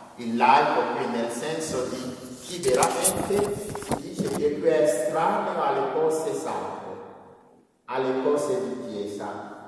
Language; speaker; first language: Italian; non-native, fluent; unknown